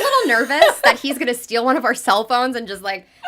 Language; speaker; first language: English; native; English